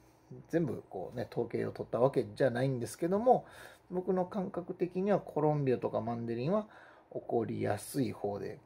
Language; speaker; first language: Japanese; native; Japanese